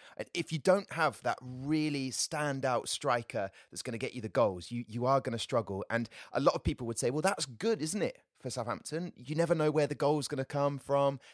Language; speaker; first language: English; native; English